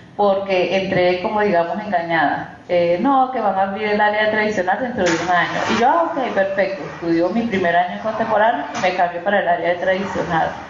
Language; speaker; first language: Spanish; native; Spanish